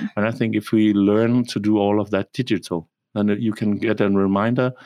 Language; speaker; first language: English; non-native, fluent; Danish